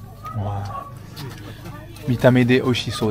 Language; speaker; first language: Japanese; non-native, learner; French